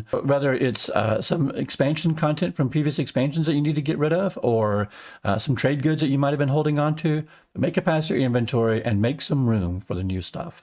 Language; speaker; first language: English; native; English